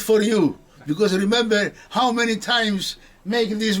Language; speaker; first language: English; non-native, learner; Greek